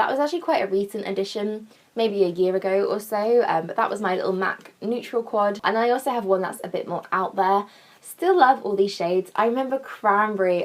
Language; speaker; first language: English; native; English